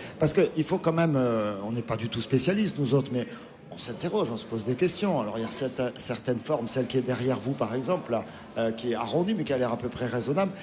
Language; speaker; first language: French; native; French